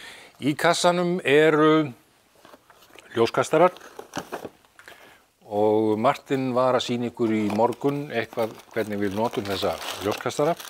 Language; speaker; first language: Icelandic; native; Icelandic